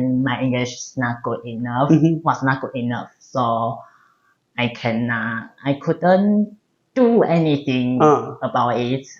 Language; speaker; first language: English; non-native, learner; Chinese